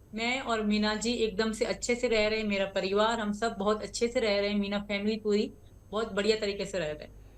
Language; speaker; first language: Urdu; non-native, local second language; Sindhi